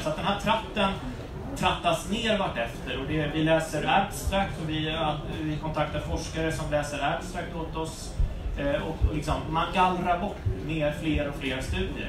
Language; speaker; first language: Swedish; native; Swedish